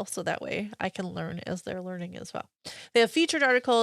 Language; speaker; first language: English; native; English